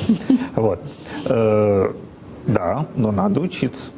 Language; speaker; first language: Russian; native; Russian